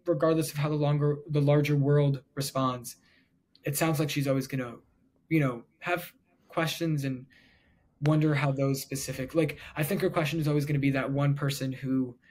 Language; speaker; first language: English; native; English